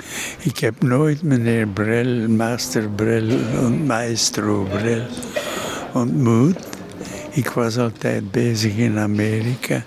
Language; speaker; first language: Dutch; non-native, local second language; French